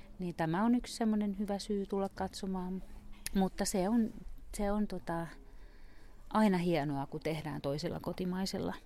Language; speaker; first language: Finnish; native; Finnish